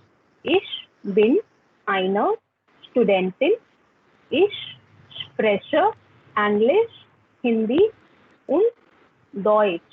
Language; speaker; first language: German; non-native, learner; Hindi